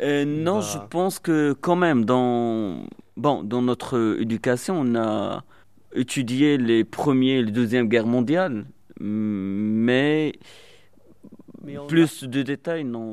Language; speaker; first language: French; non-native, local second language; Arabic